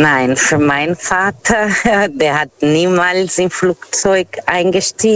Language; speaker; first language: German; non-native, learner; Portuguese